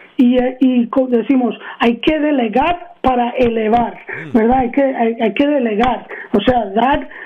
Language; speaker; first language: Spanish; early bilingual, heritage; Spanish